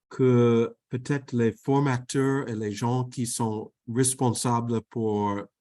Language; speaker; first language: French; non-native, fluent; English